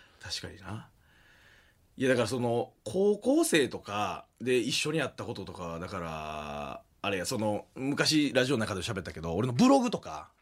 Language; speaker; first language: Japanese; native; Japanese